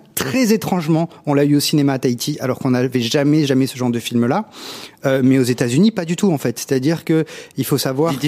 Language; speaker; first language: French; native; French